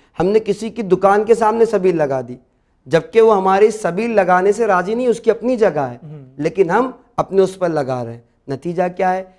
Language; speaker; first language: Urdu; native; Urdu